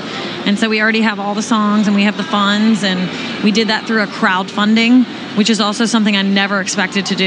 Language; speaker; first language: English; native; English